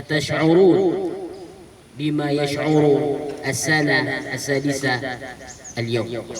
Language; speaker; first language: Arabic; non-native, fluent; Indonesian